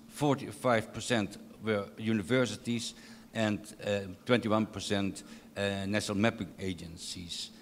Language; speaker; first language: English; non-native, fluent; Dutch